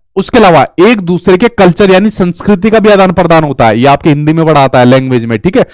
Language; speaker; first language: Hindi; native; Hindi